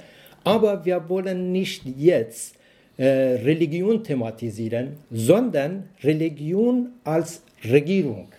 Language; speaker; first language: German; non-native, learner; Persian